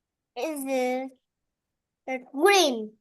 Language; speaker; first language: English; non-native, learner; Vietnamese